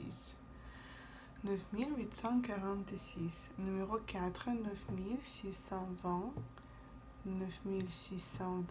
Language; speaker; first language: French; non-native, fluent; Russian